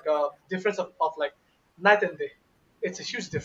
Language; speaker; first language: English; non-native, local second language; Bangla